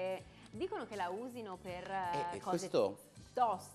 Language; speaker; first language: Italian; native; Italian